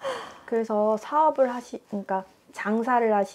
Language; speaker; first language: Korean; native; Korean